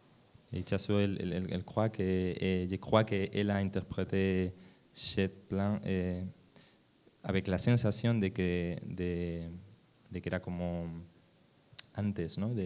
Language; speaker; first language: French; non-native, learner; Spanish